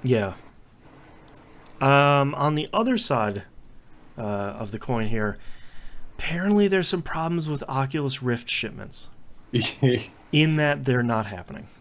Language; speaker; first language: English; native; English